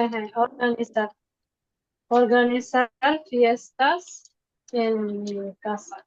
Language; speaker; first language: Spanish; non-native, fluent; Bangla